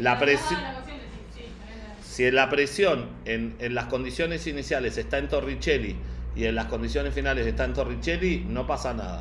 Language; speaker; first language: Spanish; native; Spanish